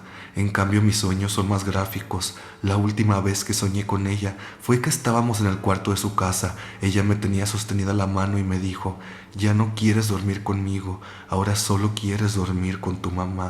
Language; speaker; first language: Spanish; native; Spanish